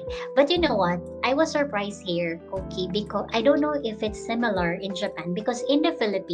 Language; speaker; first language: English; non-native, local second language; Filipino